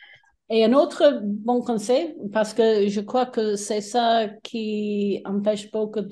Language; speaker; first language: French; non-native, fluent; English